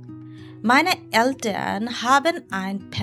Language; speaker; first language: German; non-native, learner; Bangla